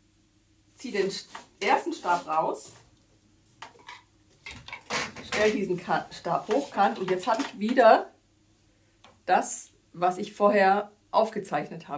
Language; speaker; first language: German; native; German